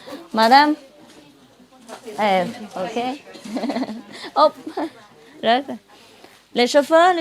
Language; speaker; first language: French; non-native, learner; Vietnamese